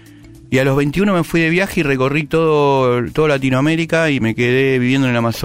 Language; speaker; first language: Spanish; native; Spanish